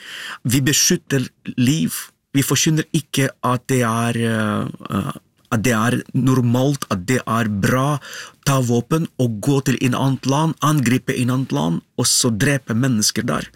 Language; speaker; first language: Norwegian; non-native, learner; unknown